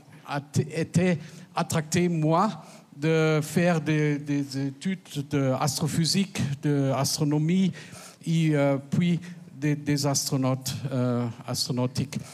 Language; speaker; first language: French; non-native, fluent; German